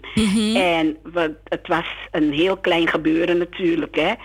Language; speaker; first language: Dutch; non-native, local second language; Sranan Tongo